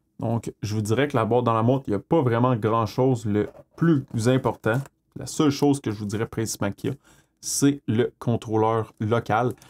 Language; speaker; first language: French; native; French